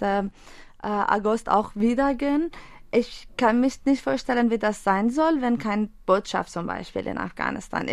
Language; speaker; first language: German; non-native, fluent; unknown